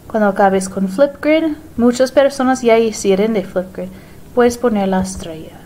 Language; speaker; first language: Spanish; non-native, fluent; English